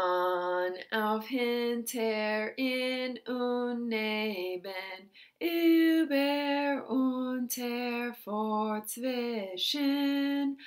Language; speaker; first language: German; non-native, fluent; English